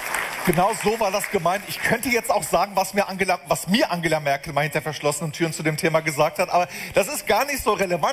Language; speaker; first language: German; native; German